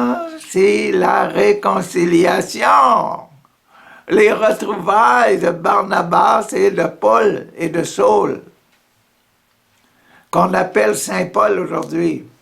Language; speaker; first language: French; native; French